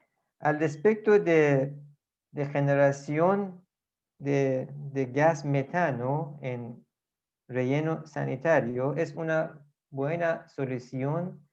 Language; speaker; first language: Spanish; non-native, fluent; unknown